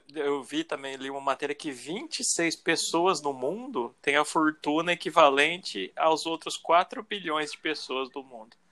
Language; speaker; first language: Portuguese; native; Portuguese